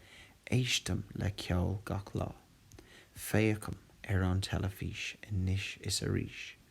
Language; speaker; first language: Irish; non-native, local second language; English